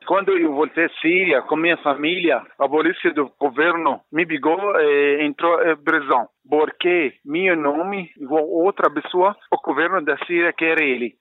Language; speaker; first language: Portuguese; non-native, learner; Arabic